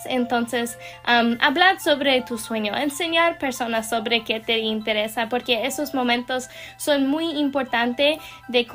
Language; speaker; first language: Spanish; non-native, learner; English